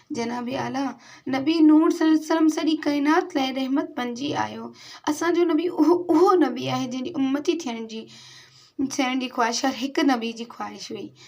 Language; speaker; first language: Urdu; non-native, local second language; Sindhi